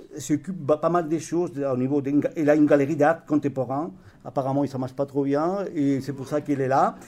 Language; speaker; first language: French; non-native, fluent; Spanish